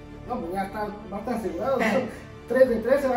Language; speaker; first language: Spanish; native; Spanish